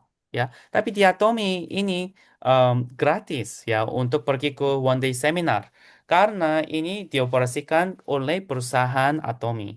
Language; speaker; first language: Indonesian; non-native, fluent; Korean